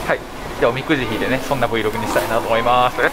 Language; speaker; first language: Japanese; native; Japanese